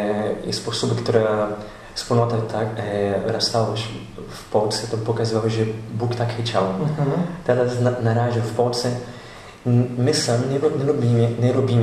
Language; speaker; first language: Polish; non-native, learner; Portuguese